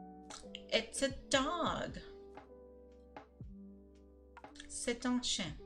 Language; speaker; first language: French; non-native, learner; English